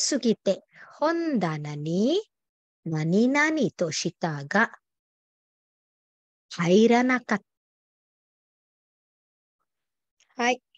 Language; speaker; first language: Japanese; non-native, fluent; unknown